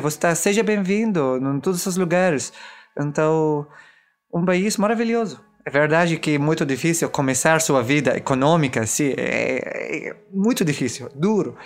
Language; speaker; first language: Portuguese; non-native, learner; Arabic